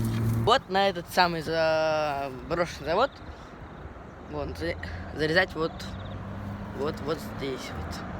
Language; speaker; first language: Russian; native; Russian